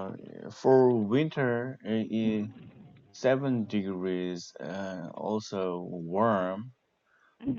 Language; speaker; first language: English; non-native, learner; Korean